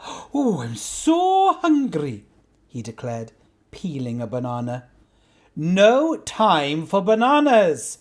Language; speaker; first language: English; native; English